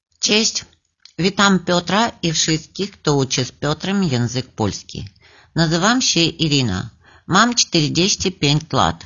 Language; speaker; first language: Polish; non-native, learner; Ukrainian